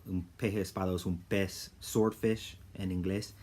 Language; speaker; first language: Spanish; non-native, fluent; English